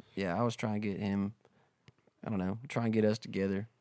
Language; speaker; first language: English; native; English